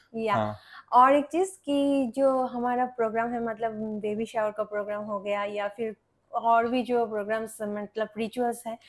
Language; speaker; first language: Hindi; non-native, local second language; Bangla